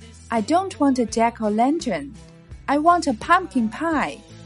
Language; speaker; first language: English; non-native, fluent; Chinese